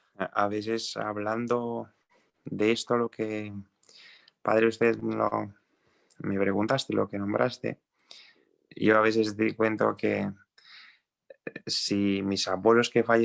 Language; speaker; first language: Spanish; non-native, fluent; Croatian